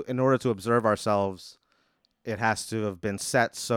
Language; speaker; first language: English; native; English